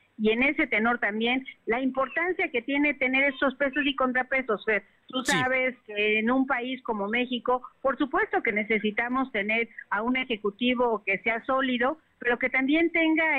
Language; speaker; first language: Spanish; native; Spanish